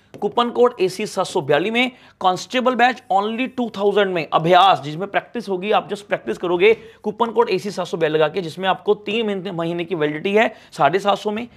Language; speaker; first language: Hindi; non-native, local second language; Punjabi